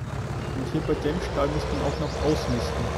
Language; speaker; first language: German; native; German